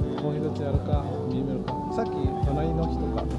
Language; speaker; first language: Japanese; non-native, fluent; Chinese